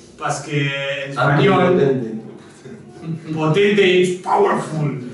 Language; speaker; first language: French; non-native, learner; Spanish